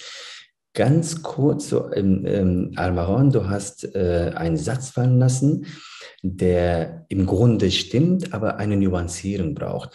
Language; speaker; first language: German; early bilingual, other home language; Turkish